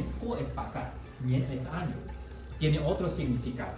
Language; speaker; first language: Spanish; non-native, fluent; Chinese